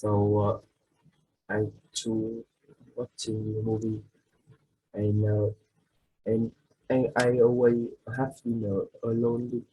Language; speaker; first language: English; non-native, learner; Vietnamese